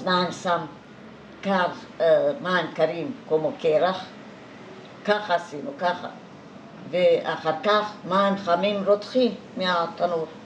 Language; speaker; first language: Hebrew; non-native, fluent; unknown